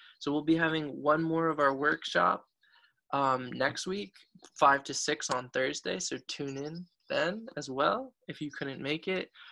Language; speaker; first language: English; native; English